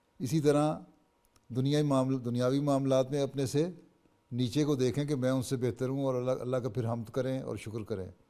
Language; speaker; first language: Urdu; native; Urdu